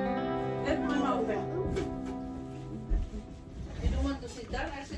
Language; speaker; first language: English; non-native, learner; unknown